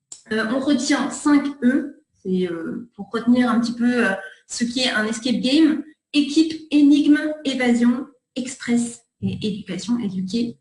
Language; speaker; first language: French; native; French